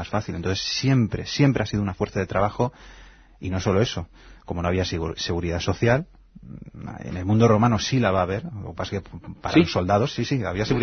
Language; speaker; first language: Spanish; native; Spanish